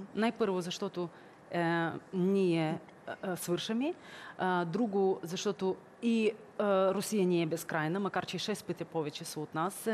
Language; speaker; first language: Bulgarian; early bilingual, heritage; Bulgarian